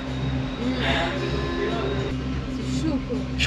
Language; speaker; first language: French; native; French